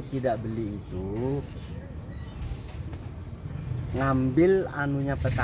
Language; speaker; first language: Indonesian; non-native, local second language; Javanese